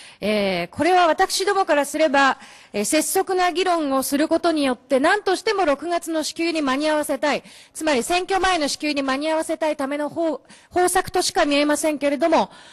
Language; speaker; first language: Japanese; native; Japanese